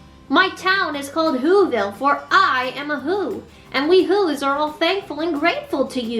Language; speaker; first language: English; native; English